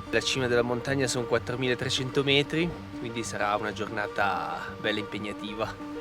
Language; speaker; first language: Italian; native; Italian